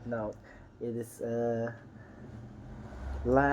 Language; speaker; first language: English; non-native, learner; Indonesian